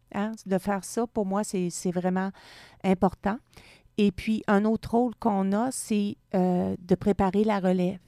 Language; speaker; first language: French; native; French